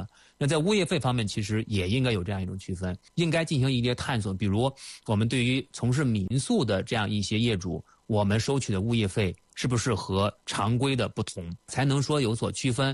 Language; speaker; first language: Chinese; native; Chinese